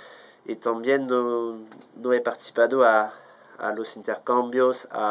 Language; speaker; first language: Spanish; non-native, fluent; French